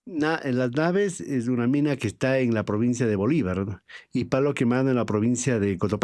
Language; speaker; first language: Spanish; native; Spanish